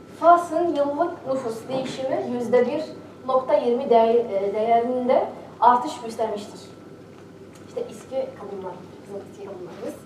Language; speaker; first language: Turkish; non-native, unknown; Arabic